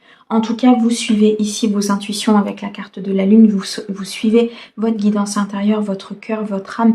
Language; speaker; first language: French; native; French